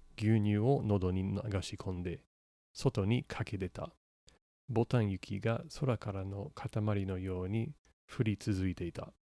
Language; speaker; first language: Japanese; non-native, learner; English